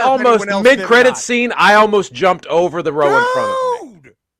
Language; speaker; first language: English; native; English